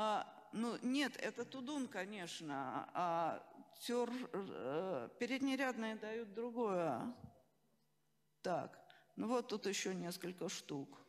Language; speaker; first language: Russian; native; Russian